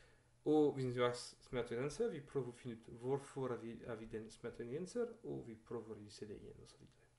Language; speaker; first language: Norwegian; non-native, learner; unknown